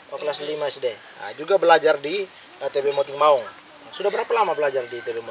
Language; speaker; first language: Indonesian; native; Indonesian